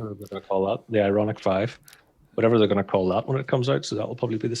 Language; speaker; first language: English; native; English